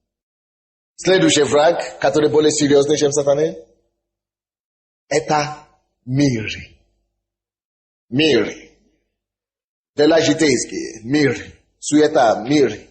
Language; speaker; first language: Russian; non-native, fluent; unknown